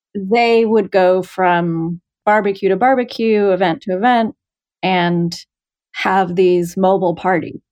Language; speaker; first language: English; native; English